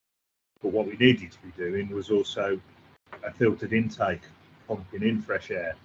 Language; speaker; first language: English; native; English